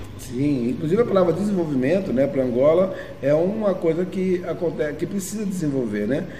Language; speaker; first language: Portuguese; native; Portuguese